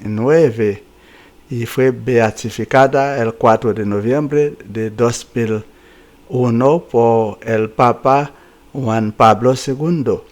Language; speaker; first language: Spanish; non-native, fluent; Haitian Creole